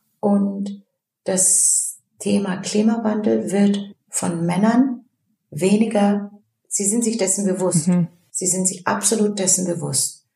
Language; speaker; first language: German; early bilingual, other home language; Turkish